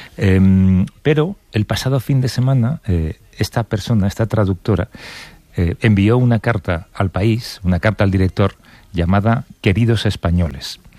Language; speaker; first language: Spanish; native; Spanish